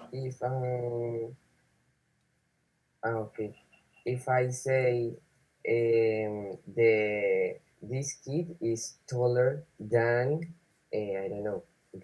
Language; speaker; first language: English; non-native, learner; Spanish